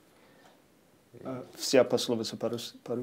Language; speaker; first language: Russian; non-native, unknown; English